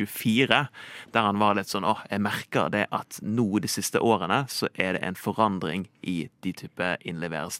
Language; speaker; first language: Norwegian; native; Norwegian